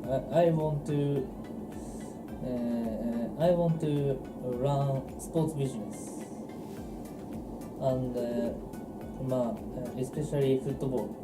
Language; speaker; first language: English; non-native, learner; Japanese